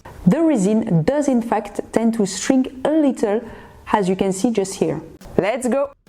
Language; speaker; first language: English; non-native, fluent; French